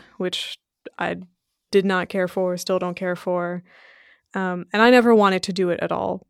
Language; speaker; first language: English; early bilingual, other home language; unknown